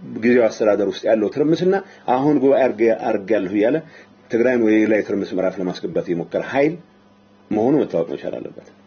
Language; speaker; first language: Amharic; non-native, local second language; Tigrinya